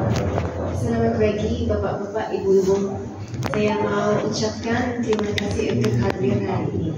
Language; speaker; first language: Indonesian; non-native, fluent; Arabic